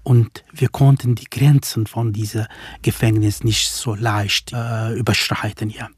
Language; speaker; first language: German; non-native, fluent; Kurdish